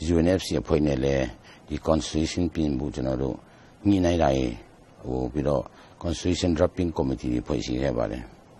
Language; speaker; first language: Burmese; non-native, local second language; Tedim Chin